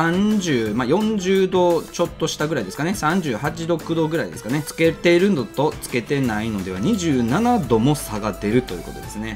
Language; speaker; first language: Japanese; native; Japanese